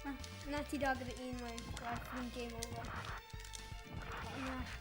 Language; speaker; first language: Welsh; non-native, local second language; English